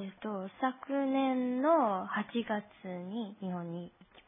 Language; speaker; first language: Japanese; non-native, fluent; English